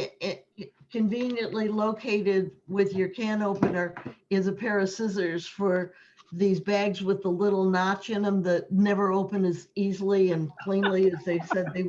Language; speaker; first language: English; native; English